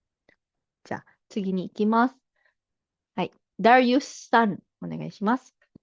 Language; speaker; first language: Japanese; non-native, fluent; Filipino